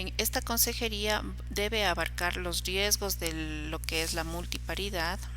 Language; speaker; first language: Spanish; native; Spanish